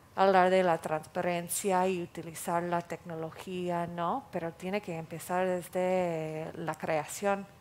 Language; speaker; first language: Spanish; non-native, fluent; English